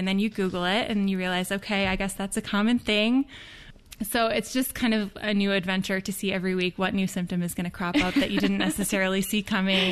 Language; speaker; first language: English; native; English